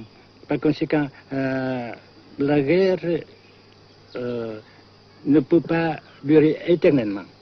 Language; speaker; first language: French; non-native, local second language; Vietnamese